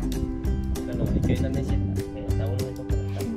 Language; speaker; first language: Spanish; native; Spanish